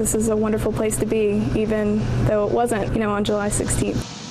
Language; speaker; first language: English; native; English